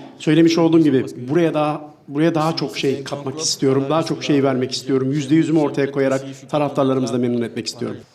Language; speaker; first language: Turkish; native; Turkish